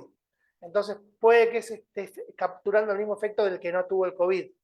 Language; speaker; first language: Spanish; native; Spanish